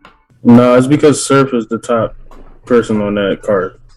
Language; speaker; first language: English; native; English